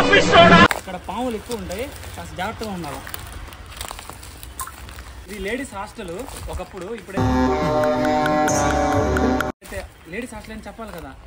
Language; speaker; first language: Telugu; native; Telugu